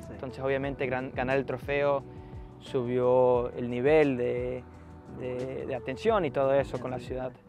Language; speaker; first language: Spanish; early bilingual, heritage; Spanish